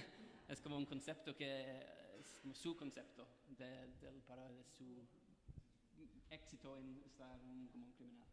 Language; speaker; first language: Spanish; non-native, fluent; English